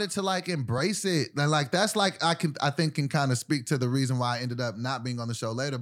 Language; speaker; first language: English; native; English